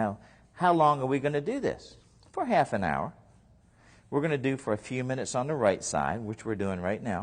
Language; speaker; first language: English; native; English